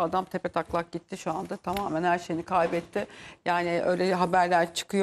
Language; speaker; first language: Turkish; native; Turkish